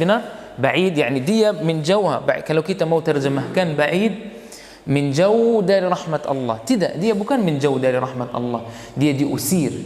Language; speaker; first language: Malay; non-native, fluent; Arabic